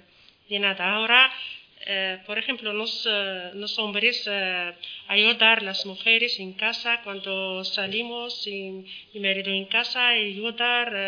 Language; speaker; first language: Spanish; non-native, learner; Arabic